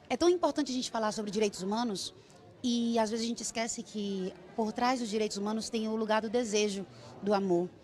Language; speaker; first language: Portuguese; non-native, fluent; Spanish